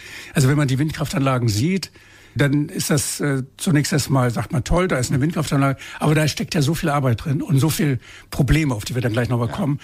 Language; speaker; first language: German; native; German